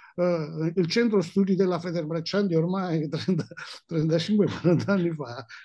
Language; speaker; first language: Italian; native; Italian